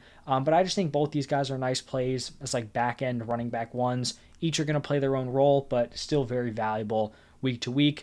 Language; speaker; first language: English; native; English